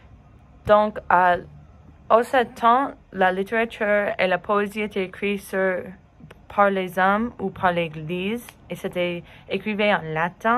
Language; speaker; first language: French; non-native, learner; English